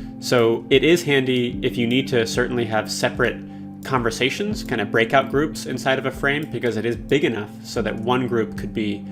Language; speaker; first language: English; native; English